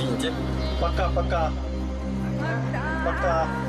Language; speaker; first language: Russian; non-native, learner; Malayalam